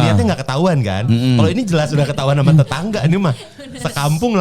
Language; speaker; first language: Indonesian; native; Indonesian